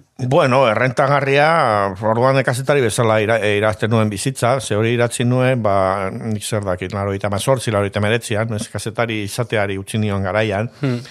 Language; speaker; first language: Basque; native; Basque